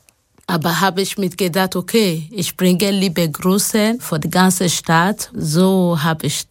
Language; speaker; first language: German; non-native, learner; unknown